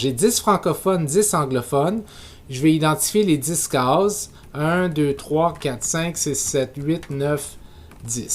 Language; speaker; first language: French; native; French